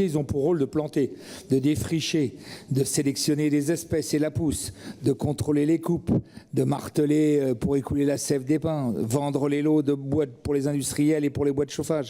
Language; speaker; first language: French; native; French